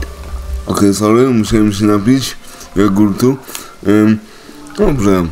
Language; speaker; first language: Polish; native; Polish